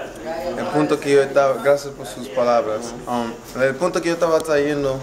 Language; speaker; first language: Spanish; non-native, learner; English